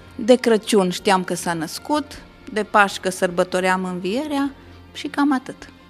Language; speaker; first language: Romanian; native; Romanian